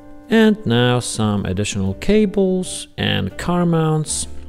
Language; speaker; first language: English; non-native, fluent; Polish